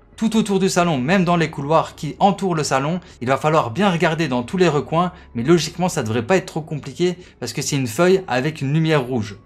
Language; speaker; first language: French; native; French